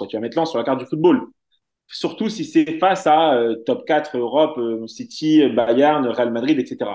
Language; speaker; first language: French; native; French